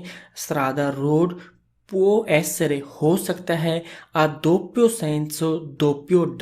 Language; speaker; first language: Italian; non-native, fluent; Urdu